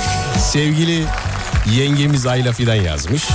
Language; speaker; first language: Turkish; native; Turkish